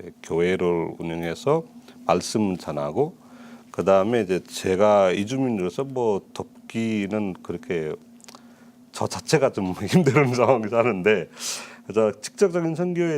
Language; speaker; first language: Korean; non-native, fluent; Nepali